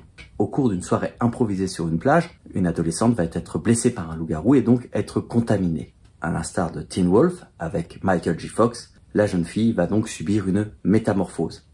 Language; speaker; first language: French; native; French